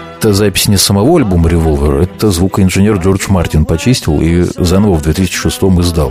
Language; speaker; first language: Russian; native; Russian